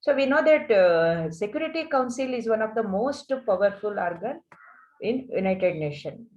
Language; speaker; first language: English; non-native, local second language; Kannada